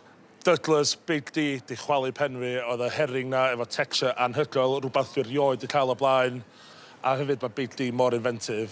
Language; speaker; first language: Welsh; native; Welsh